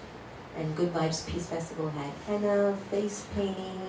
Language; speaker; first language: English; native; English